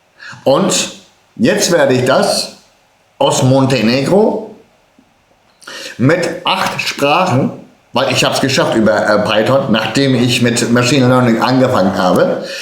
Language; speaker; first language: German; early bilingual, other home language; Turkish